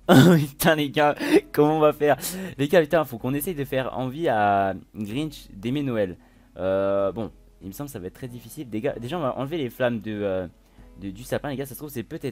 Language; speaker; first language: French; native; French